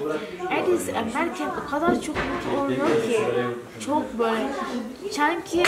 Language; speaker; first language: Turkish; non-native, learner; Indonesian